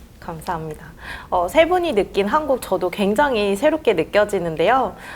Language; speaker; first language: Korean; native; Korean